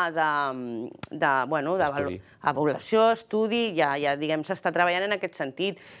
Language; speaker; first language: Catalan; early bilingual, other home language; Spanish